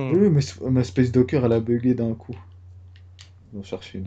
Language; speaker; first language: French; native; French